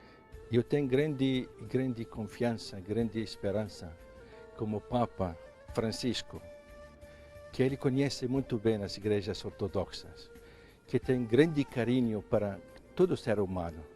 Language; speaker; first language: Portuguese; non-native, fluent; Arabic